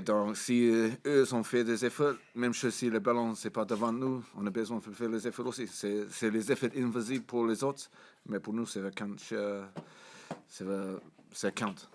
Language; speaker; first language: French; non-native, fluent; English